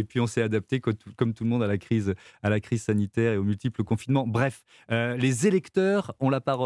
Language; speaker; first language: French; native; French